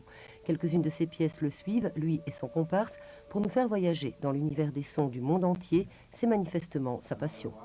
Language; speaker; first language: French; native; French